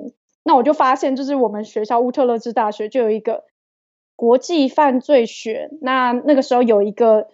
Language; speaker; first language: Chinese; native; Chinese